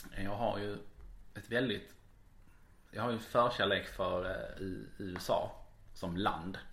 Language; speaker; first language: Swedish; native; Swedish